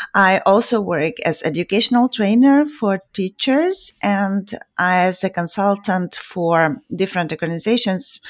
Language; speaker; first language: English; non-native, fluent; Ukrainian